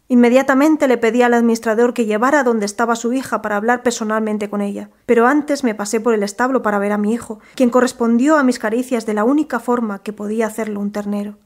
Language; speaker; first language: Spanish; native; Spanish